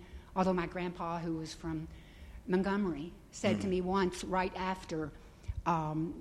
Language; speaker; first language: English; native; English